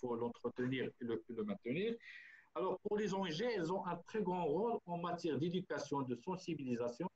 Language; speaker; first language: French; non-native, local second language; Arabic